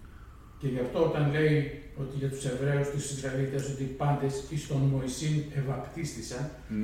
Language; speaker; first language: Greek; native; Greek